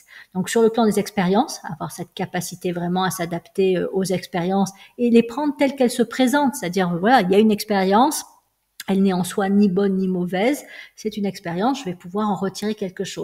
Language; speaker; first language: French; native; French